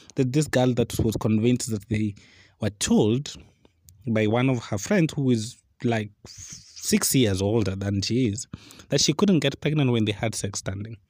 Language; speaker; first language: English; non-native, local second language; Luo (Kenya and Tanzania)